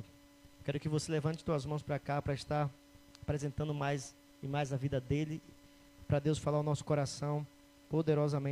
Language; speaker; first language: Portuguese; native; Portuguese